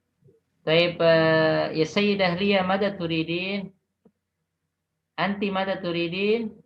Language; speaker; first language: Arabic; non-native, fluent; Indonesian